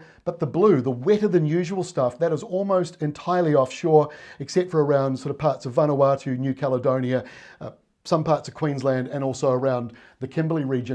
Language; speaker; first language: English; native; English